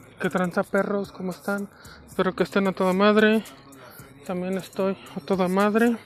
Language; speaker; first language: Spanish; native; Spanish